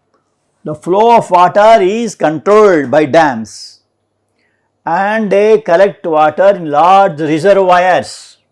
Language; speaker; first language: English; non-native, local second language; Kannada